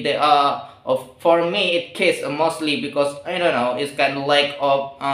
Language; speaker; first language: English; non-native, learner; Indonesian